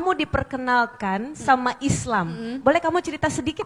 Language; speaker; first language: Indonesian; native; Indonesian